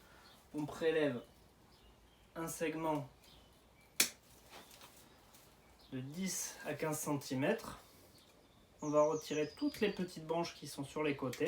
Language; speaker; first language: French; native; French